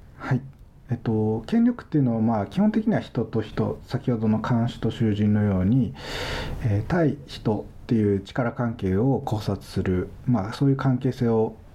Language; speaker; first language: Japanese; native; Japanese